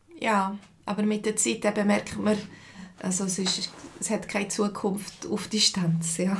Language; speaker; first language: German; native; German